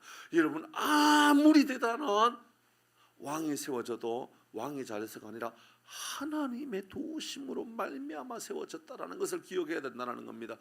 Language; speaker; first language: Korean; native; Korean